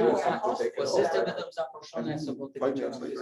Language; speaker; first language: Polish; non-native, learner; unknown